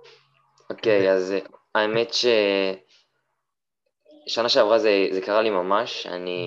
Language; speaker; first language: Hebrew; native; Hebrew